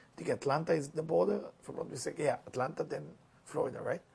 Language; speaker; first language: English; non-native, fluent; Hebrew